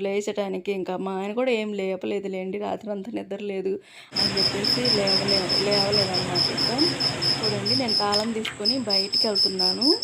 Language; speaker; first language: Telugu; native; Telugu